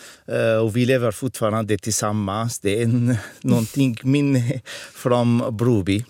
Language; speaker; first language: Swedish; non-native, fluent; Arabic